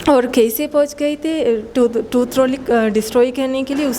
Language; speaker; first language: Hindi; non-native, fluent; Sinhala